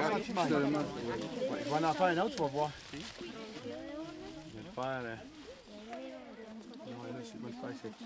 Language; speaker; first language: French; native; French